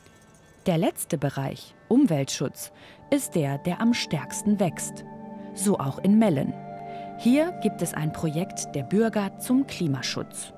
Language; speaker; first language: German; native; German